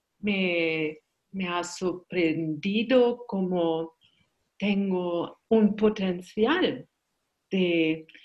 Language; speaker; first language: Spanish; non-native, learner; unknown